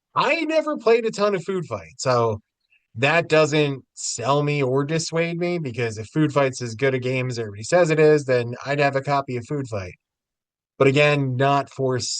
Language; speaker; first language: English; native; English